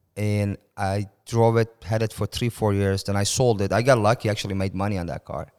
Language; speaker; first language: English; non-native, fluent; Persian